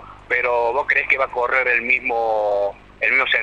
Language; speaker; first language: Spanish; native; Spanish